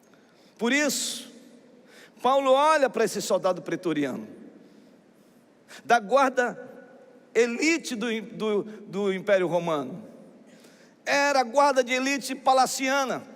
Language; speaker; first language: Portuguese; native; Portuguese